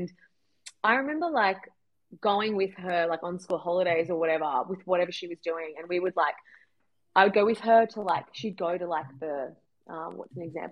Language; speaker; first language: English; native; English